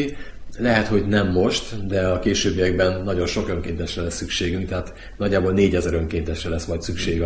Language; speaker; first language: Hungarian; native; Hungarian